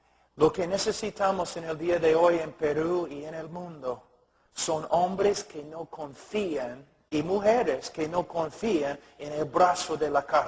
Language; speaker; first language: Spanish; non-native, fluent; English